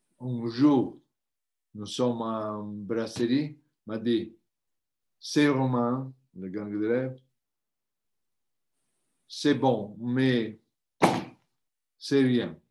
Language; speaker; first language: French; non-native, learner; Italian